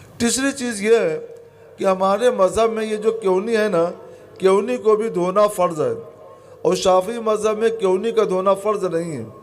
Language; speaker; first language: Urdu; native; Urdu